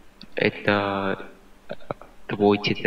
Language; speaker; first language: Russian; non-native, learner; Vietnamese